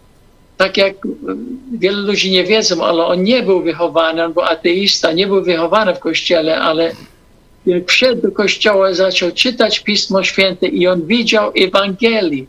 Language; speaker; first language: Polish; non-native, fluent; English